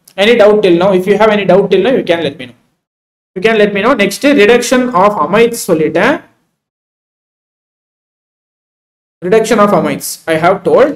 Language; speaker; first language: English; non-native, local second language; Tamil